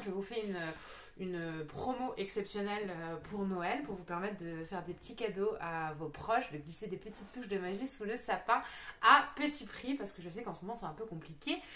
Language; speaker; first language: French; native; French